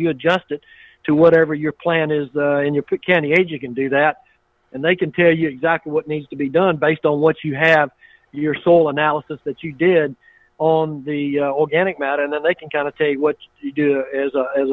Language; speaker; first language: English; native; English